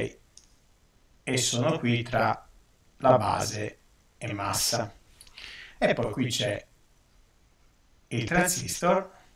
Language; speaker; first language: Italian; native; Italian